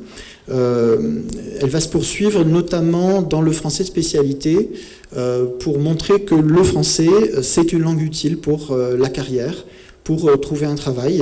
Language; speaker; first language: French; native; French